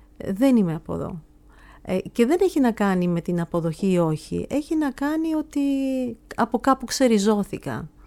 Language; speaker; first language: Greek; early bilingual, heritage; Greek